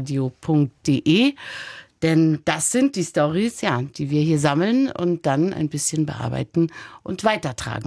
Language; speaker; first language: German; native; German